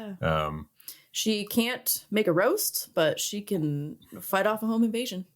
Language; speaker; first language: English; native; English